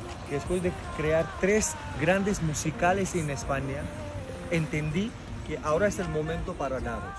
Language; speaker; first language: Spanish; non-native, fluent; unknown